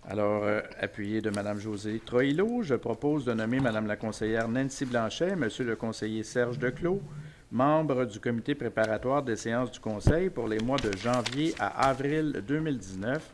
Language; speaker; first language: French; native; French